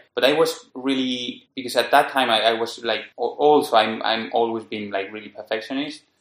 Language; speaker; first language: English; non-native, fluent; Spanish